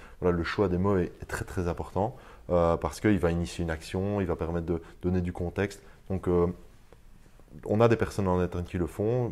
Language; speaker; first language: French; native; French